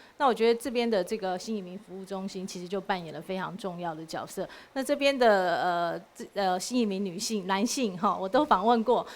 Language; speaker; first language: Chinese; native; Chinese